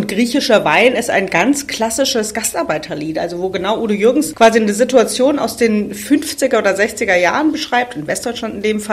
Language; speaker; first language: German; native; German